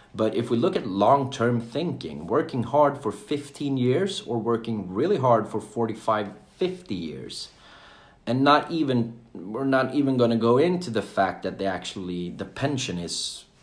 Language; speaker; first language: English; non-native, fluent; Swedish